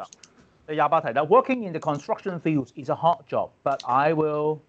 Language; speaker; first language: English; non-native, local second language; Cantonese